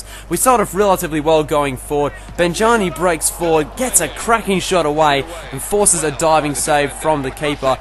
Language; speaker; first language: English; native; English